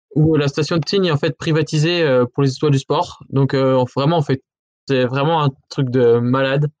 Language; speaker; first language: French; native; French